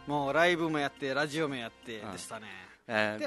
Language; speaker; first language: Japanese; non-native, fluent; Nepali